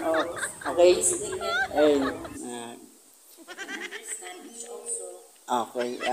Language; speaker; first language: English; non-native, learner; Filipino